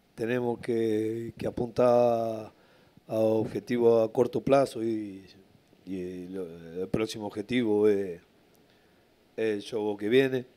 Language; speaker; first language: Spanish; native; Spanish